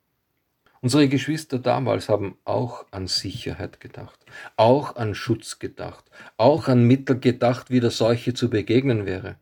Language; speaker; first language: German; native; German